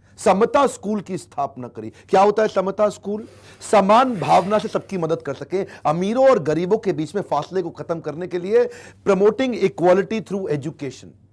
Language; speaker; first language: Hindi; native; Hindi